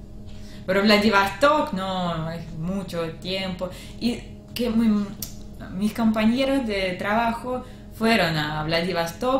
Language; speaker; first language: Spanish; non-native, learner; Russian